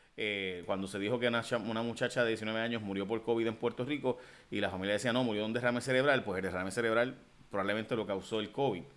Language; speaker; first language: Spanish; early bilingual, heritage; Spanish